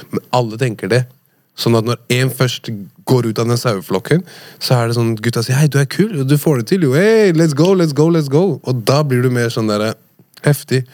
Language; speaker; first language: Norwegian; native; Norwegian